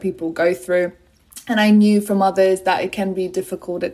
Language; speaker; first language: English; non-native, fluent; Polish